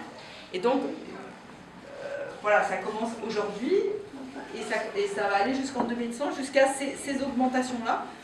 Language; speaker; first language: French; native; French